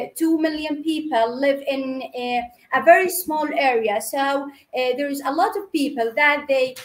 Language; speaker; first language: English; non-native, fluent; Arabic